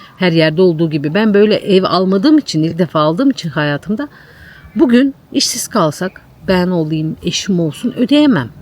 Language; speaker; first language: Turkish; native; Turkish